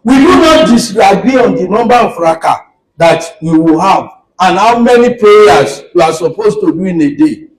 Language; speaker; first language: English; non-native, local second language; Yoruba